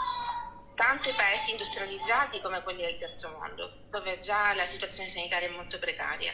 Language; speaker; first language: Italian; native; Italian